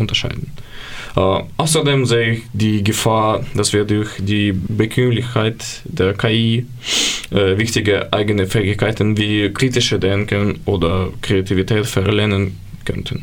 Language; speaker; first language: German; non-native, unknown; Ukrainian